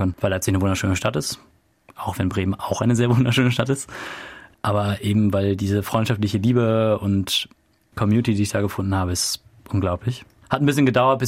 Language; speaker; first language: German; native; German